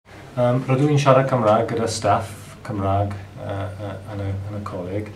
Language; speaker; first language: Welsh; non-native, learner; English